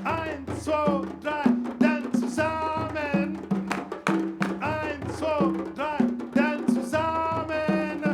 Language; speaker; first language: German; non-native, fluent; Igbo